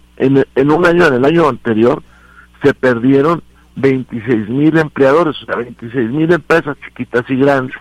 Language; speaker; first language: Spanish; native; Spanish